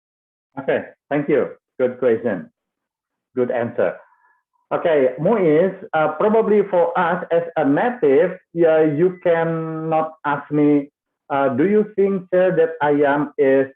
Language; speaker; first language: English; non-native, fluent; Indonesian